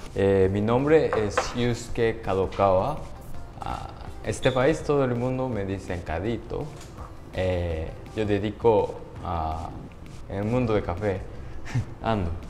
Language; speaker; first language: Spanish; non-native, fluent; Japanese